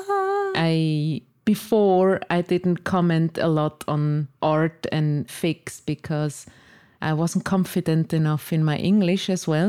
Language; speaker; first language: English; non-native, fluent; Swiss German